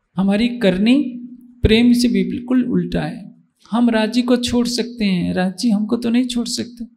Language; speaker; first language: Hindi; native; Hindi